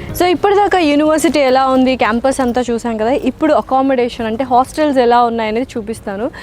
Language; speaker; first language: Telugu; native; Telugu